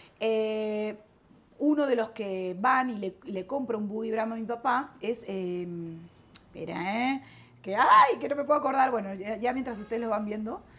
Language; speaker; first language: Spanish; native; Spanish